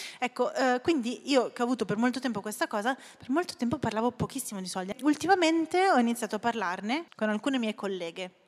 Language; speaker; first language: Italian; native; Italian